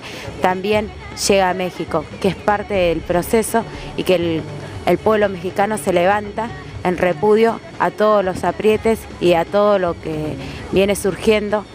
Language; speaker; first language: Spanish; native; Spanish